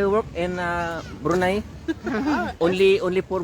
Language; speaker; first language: English; non-native, learner; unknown